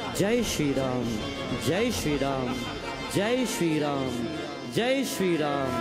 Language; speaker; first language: English; native; English